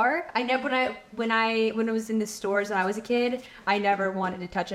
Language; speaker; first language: English; native; English